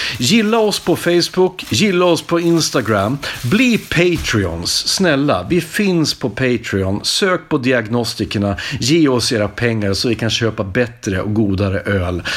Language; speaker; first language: Swedish; native; Swedish